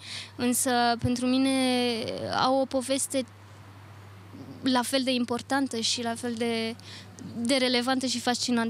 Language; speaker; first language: Romanian; early bilingual, other home language; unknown